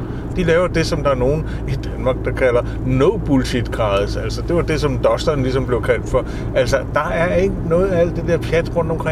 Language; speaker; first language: Danish; native; Danish